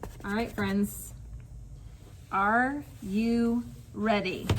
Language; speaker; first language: English; native; English